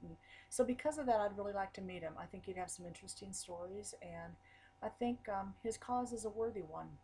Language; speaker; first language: English; native; English